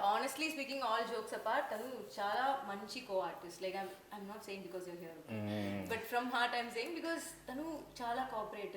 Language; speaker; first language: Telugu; non-native, learner; Tamil